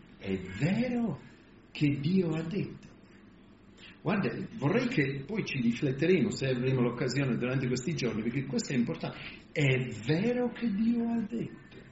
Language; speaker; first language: Italian; non-native, fluent; English